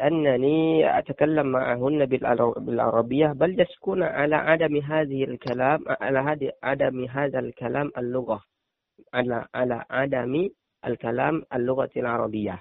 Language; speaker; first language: Arabic; non-native, learner; Indonesian